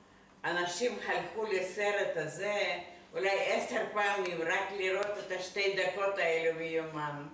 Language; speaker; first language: Hebrew; non-native, fluent; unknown